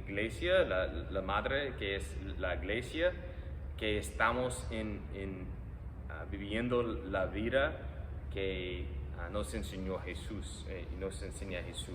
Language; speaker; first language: Spanish; non-native, fluent; English